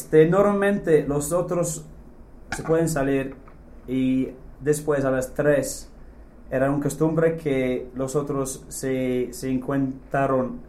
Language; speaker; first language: Spanish; non-native, fluent; English